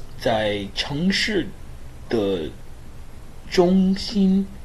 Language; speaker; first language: Chinese; non-native, learner; English